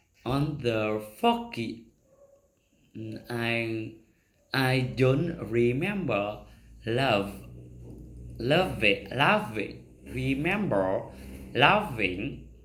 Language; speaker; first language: English; non-native, learner; Vietnamese